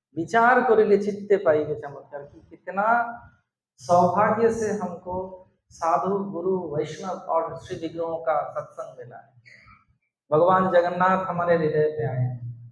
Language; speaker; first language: Hindi; non-native, local second language; Bangla